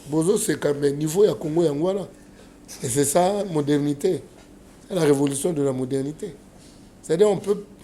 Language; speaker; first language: French; non-native, local second language; Lingala